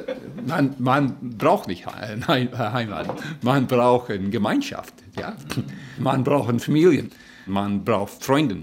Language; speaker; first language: German; early bilingual, heritage; Plautdietsch